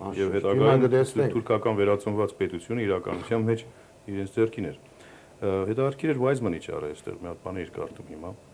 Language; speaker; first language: Armenian; native; Armenian